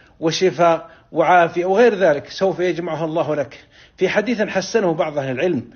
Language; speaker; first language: Arabic; native; Arabic